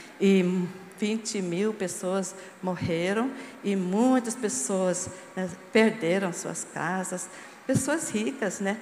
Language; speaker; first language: Portuguese; non-native, fluent; English